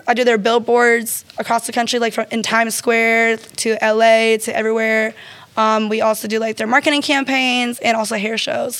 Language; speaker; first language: English; native; English